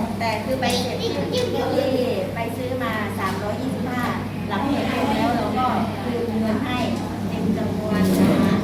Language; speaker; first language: Thai; native; Thai